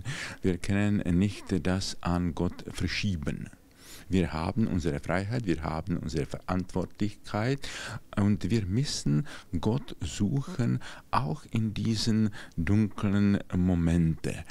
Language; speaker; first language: German; non-native, fluent; Czech